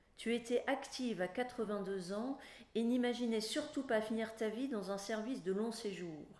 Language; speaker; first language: French; native; French